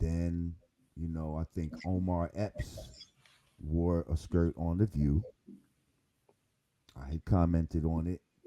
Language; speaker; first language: English; native; English